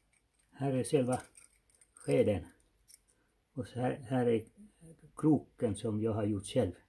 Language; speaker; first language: Swedish; non-native, fluent; Finnish